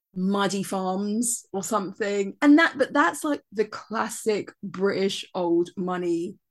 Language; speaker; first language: English; native; English